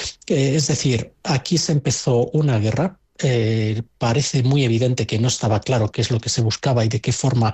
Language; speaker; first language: Spanish; native; Spanish